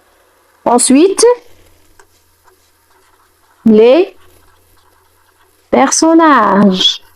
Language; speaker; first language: French; non-native, fluent; Arabic